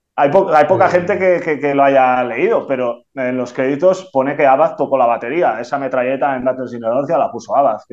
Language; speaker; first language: Spanish; non-native, local second language; Catalan